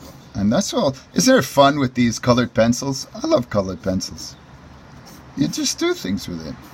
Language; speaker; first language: English; native; English